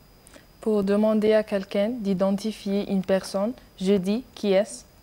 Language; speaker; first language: French; non-native, learner; Arabic